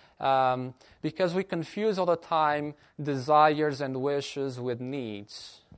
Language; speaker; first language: English; non-native, fluent; Portuguese